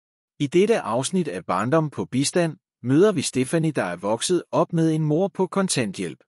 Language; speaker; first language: Danish; native; Danish